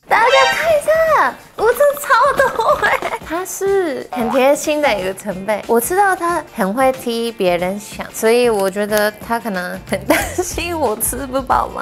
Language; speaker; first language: Chinese; non-native, fluent; Japanese